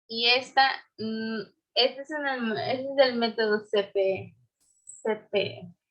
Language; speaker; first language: Spanish; native; Spanish